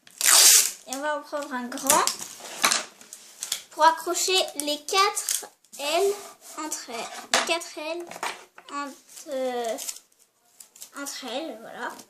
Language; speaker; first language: French; native; French